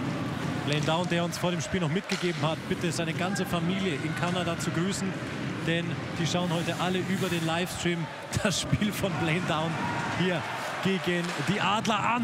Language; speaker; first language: German; native; German